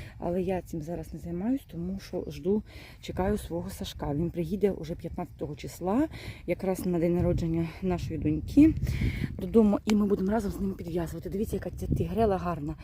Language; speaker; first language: Ukrainian; non-native, local second language; Russian